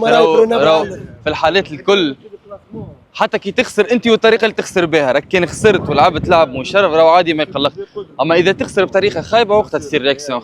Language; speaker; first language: Arabic; native; Arabic